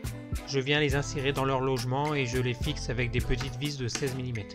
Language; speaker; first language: French; native; French